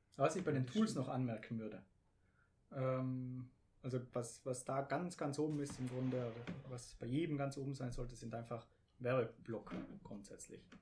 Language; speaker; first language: German; native; German